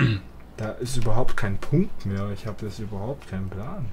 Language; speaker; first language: German; native; German